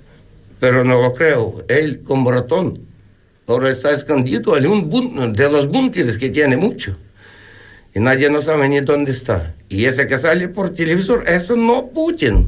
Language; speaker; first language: Spanish; non-native, learner; Ukrainian